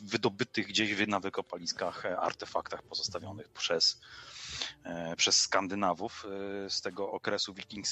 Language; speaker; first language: Polish; native; Polish